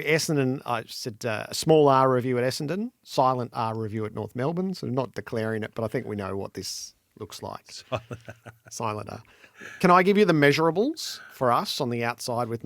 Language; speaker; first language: English; native; English